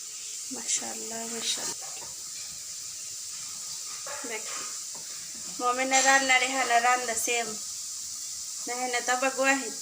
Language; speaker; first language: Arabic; non-native, learner; Bangla